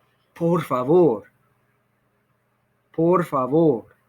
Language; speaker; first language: Spanish; non-native, fluent; English